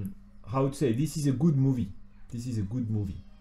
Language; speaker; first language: English; non-native, fluent; French